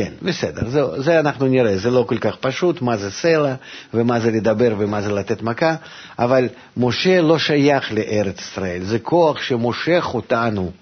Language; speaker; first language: Hebrew; non-native, fluent; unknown